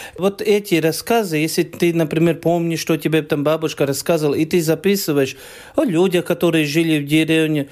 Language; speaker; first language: Russian; non-native, fluent; Latvian